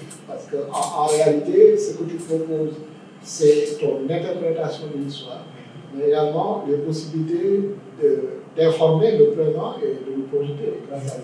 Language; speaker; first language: French; non-native, local second language; Wolof